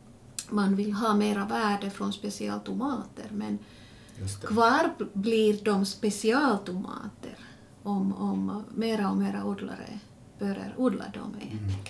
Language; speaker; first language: Swedish; non-native, local second language; Finnish